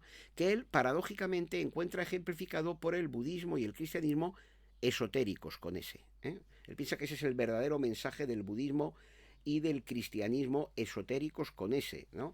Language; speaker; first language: Spanish; native; Spanish